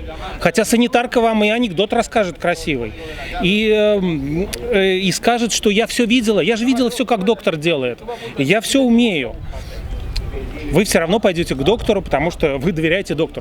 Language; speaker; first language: Russian; native; Russian